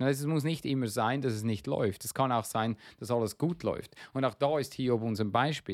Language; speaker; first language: German; non-native, fluent; English